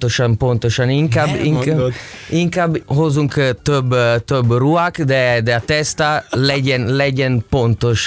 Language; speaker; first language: Hungarian; non-native, learner; Italian